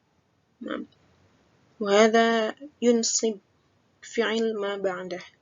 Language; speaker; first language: Arabic; non-native, fluent; Indonesian